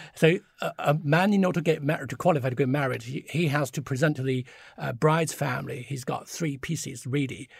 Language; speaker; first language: English; early bilingual, other home language; Chinese